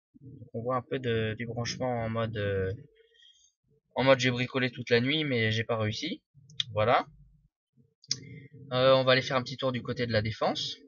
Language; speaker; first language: French; native; French